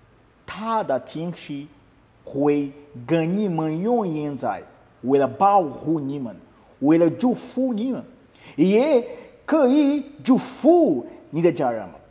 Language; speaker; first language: Chinese; non-native, fluent; Portuguese